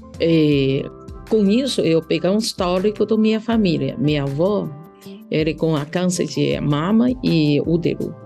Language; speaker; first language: Portuguese; non-native, learner; Chinese